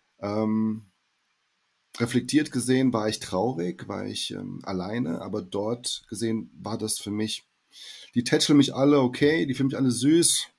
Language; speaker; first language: German; early bilingual, heritage; German